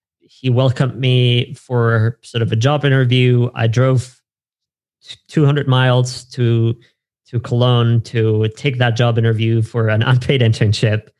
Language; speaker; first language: English; non-native, fluent; German